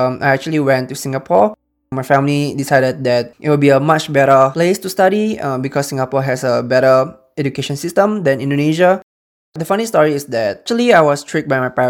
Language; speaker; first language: English; early bilingual, other home language; Indonesian